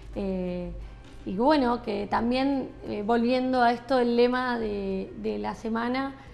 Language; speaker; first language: Spanish; native; Spanish